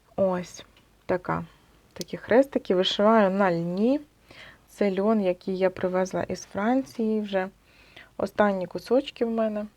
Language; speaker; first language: Ukrainian; non-native, local second language; Russian